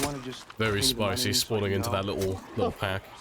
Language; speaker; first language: English; native; English